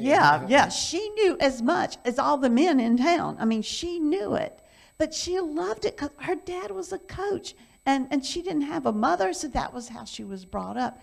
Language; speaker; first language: English; native; English